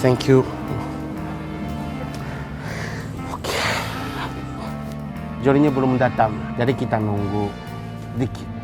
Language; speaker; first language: Indonesian; non-native, learner; Japanese